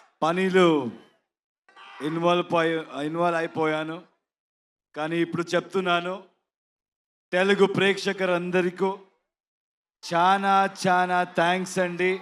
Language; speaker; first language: Telugu; non-native, learner; Kannada